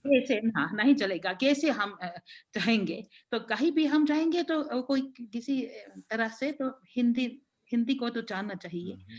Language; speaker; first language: Hindi; non-native, fluent; Finnish